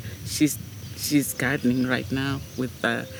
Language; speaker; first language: English; non-native, local second language; Shona